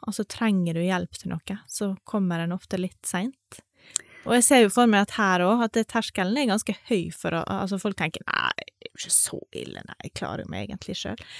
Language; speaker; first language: Norwegian; native; Norwegian